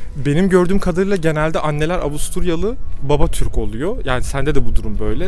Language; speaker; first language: Turkish; native; Turkish